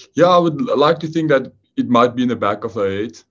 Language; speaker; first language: English; non-native, local second language; Afrikaans